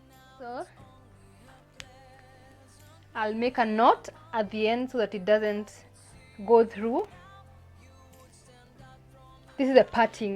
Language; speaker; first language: English; non-native, local second language; Swahili